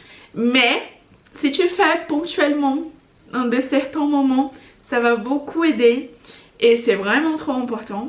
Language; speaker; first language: French; non-native, fluent; Portuguese